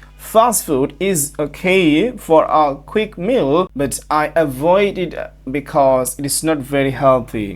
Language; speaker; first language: English; non-native, local second language; Bangla